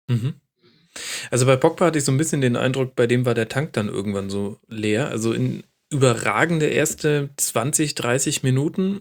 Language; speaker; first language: German; native; German